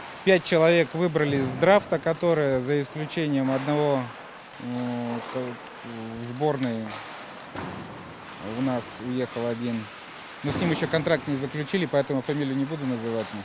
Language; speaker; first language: Russian; native; Russian